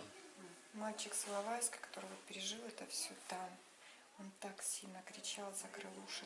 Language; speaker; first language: Russian; native; Russian